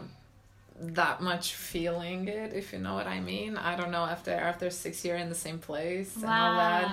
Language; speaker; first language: English; non-native, fluent; Romanian